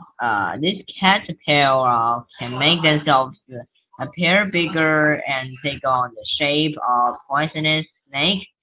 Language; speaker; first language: English; non-native, learner; Chinese